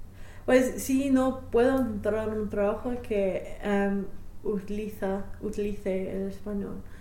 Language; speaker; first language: Spanish; non-native, fluent; English